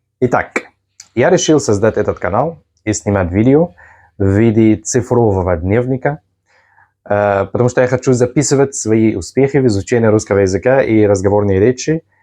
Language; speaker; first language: Russian; non-native, fluent; Arabic